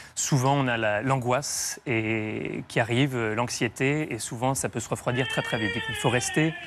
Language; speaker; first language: French; native; French